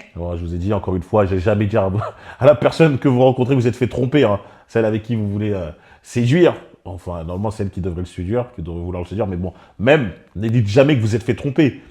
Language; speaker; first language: French; native; French